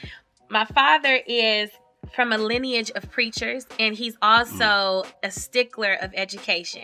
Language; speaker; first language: English; native; English